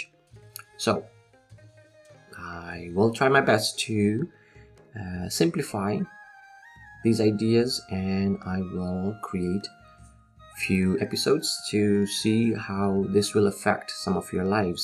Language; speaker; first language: English; non-native, local second language; Nepali